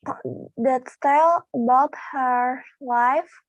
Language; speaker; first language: English; non-native, learner; Indonesian